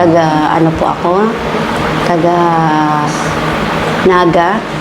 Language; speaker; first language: Filipino; non-native, local second language; Bikol